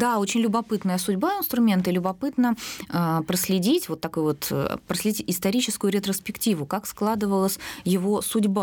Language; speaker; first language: Russian; native; Russian